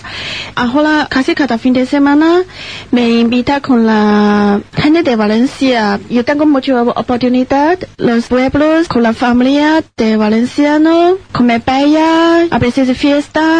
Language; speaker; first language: Spanish; non-native, learner; Chinese